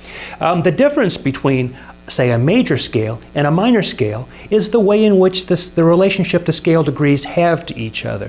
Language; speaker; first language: English; native; English